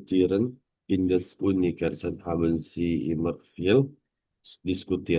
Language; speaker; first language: German; non-native, learner; Indonesian